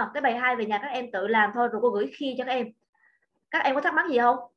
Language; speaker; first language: Vietnamese; native; Vietnamese